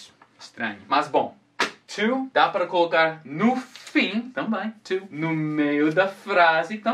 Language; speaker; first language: Portuguese; non-native, fluent; English